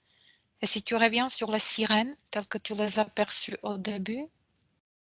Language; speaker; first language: French; non-native, fluent; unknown